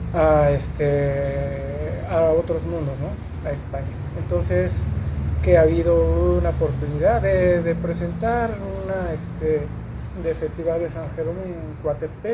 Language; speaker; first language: Spanish; non-native, learner; Japanese